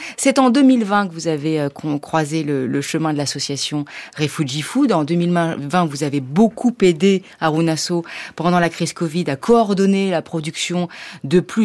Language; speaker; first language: French; native; French